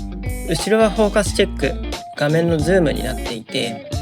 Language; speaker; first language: Japanese; native; Japanese